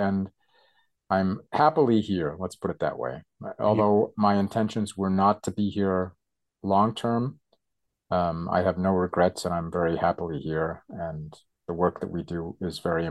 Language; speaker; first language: English; native; English